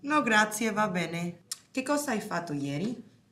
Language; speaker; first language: Italian; non-native, learner; English